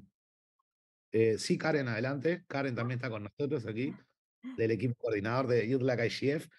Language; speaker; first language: Spanish; native; Spanish